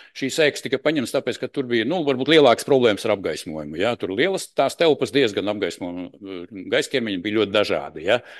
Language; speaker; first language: Latvian; non-native, local second language; Russian